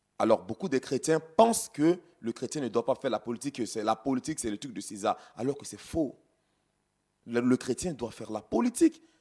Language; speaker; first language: French; non-native, local second language; Sango